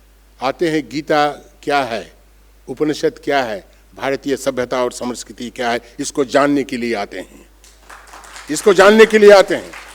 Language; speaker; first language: Hindi; non-native, local second language; Bangla